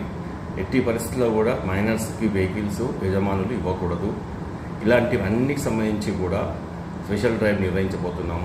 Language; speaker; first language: Telugu; native; Telugu